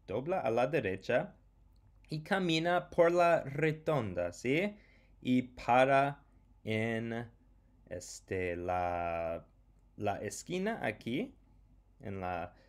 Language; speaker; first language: Spanish; non-native, fluent; English